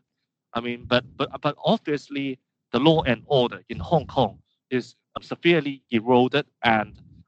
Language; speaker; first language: English; non-native, local second language; Cantonese